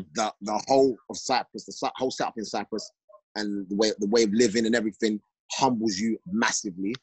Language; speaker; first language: English; native; English